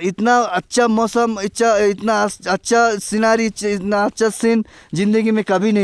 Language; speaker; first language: Hindi; non-native, local second language; Bangla